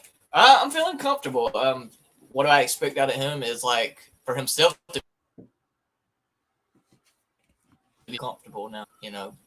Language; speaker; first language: English; native; English